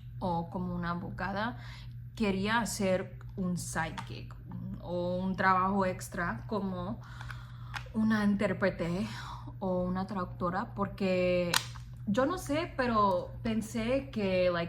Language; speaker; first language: Spanish; non-native, fluent; English